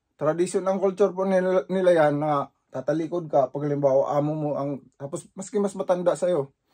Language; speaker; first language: Filipino; native; Filipino